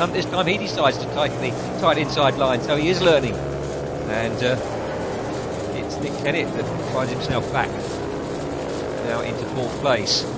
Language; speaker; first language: English; native; English